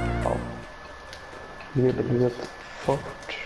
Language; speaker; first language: Swedish; early bilingual, other home language; Turkish